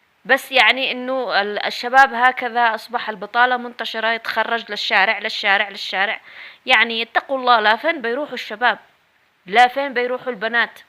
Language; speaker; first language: Arabic; native; Arabic